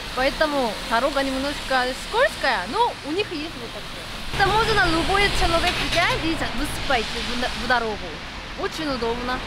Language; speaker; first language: Russian; non-native, fluent; Korean